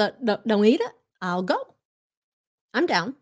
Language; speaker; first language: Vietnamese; early bilingual, heritage; Vietnamese